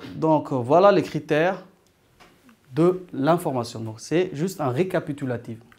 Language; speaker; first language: French; non-native, local second language; Arabic